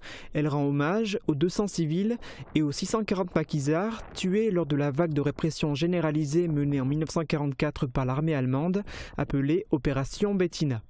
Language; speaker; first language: French; native; French